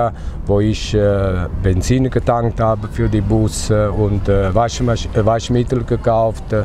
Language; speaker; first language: German; non-native, fluent; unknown